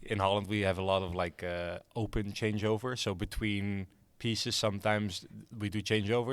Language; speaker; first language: English; non-native, fluent; Dutch